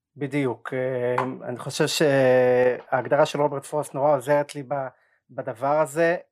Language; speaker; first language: Hebrew; early bilingual, other home language; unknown